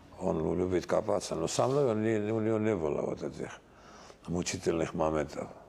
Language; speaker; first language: Russian; non-native, local second language; Georgian